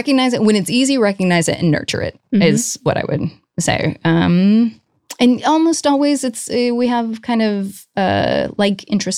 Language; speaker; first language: English; native; English